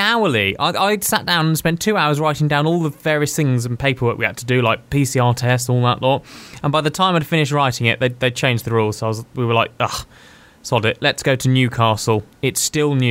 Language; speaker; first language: English; native; English